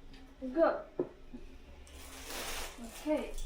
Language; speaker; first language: English; non-native, learner; Nepali